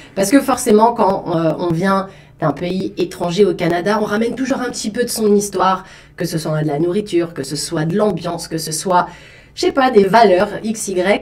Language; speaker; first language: French; native; French